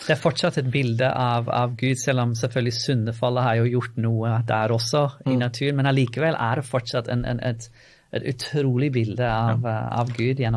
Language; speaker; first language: Norwegian; non-native, fluent; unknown